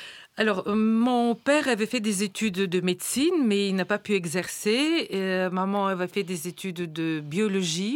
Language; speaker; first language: French; non-native, fluent; Bulgarian